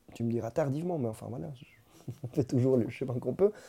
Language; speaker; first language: French; non-native, fluent; Spanish